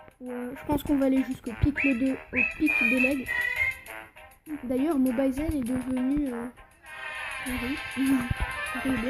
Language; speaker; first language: French; native; French